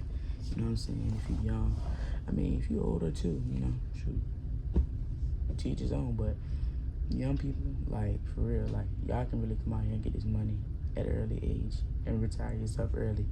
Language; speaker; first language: English; native; English